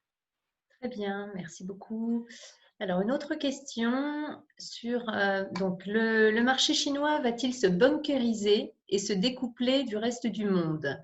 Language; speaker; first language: French; native; French